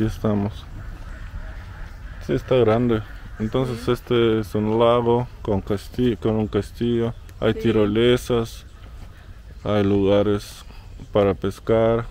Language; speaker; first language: Spanish; non-native, fluent; Russian